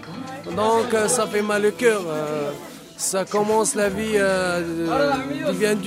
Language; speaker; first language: French; non-native, fluent; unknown